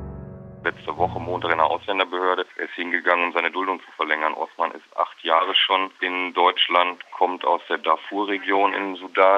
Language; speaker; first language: German; native; German